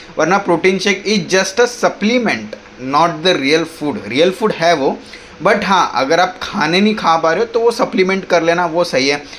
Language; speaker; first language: Hindi; non-native, local second language; Marathi